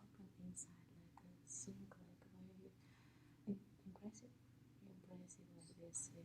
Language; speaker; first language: English; non-native, learner; Russian